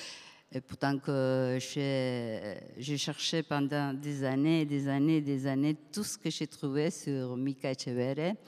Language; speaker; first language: French; non-native, fluent; Spanish